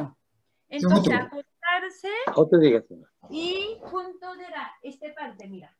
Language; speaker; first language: Spanish; non-native, learner; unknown